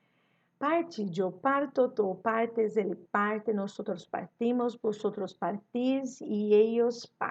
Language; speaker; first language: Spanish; non-native, learner; Portuguese